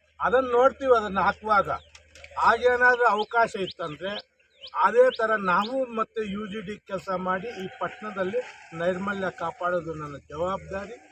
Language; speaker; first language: Kannada; non-native, local second language; Telugu